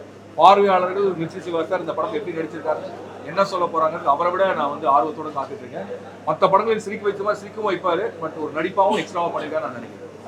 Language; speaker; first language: Tamil; native; Tamil